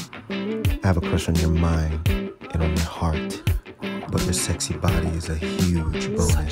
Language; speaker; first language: English; native; English